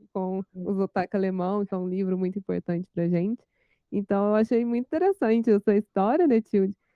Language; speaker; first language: Portuguese; native; Portuguese